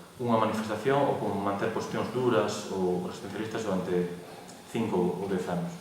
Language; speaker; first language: Galician; non-native, local second language; Spanish